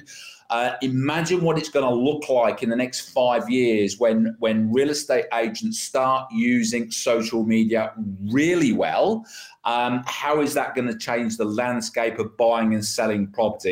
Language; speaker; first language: English; native; English